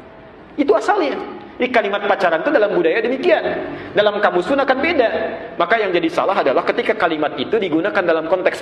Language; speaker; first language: Indonesian; native; Indonesian